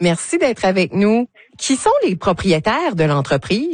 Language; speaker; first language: French; native; French